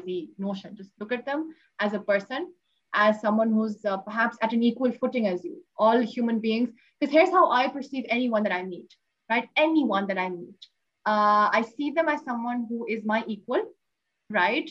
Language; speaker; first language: English; non-native, local second language; Urdu